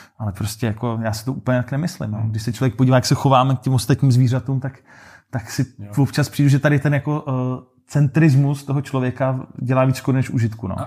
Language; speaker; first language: Czech; native; Czech